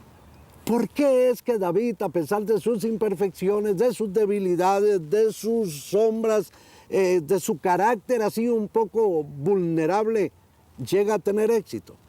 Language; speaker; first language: Spanish; native; Spanish